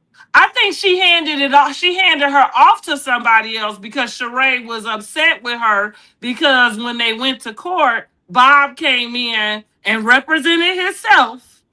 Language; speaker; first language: English; native; English